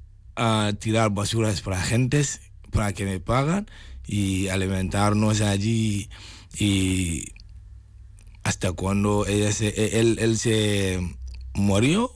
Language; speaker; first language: Spanish; non-native, learner; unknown